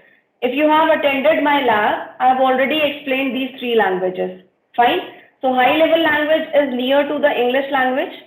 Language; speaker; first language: English; non-native, local second language; Hindi